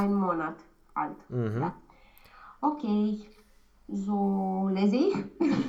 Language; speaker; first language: German; non-native, learner; Romanian